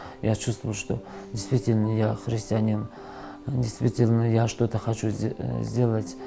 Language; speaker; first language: Russian; non-native, fluent; Georgian